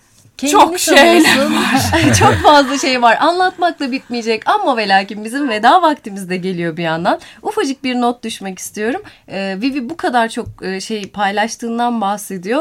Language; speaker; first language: Turkish; native; Turkish